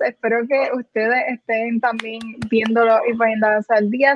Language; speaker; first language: Spanish; native; Spanish